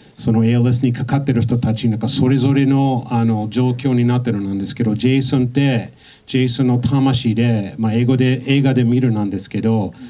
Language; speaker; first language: Japanese; non-native, fluent; English